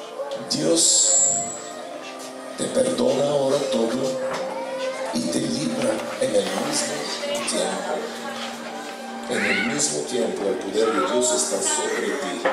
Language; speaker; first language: Spanish; non-native, fluent; Bulgarian